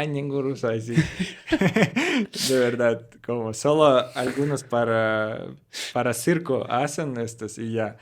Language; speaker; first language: Spanish; non-native, learner; Russian